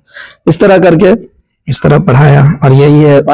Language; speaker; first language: Urdu; native; Urdu